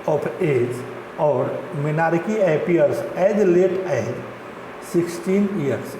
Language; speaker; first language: English; non-native, local second language; Marathi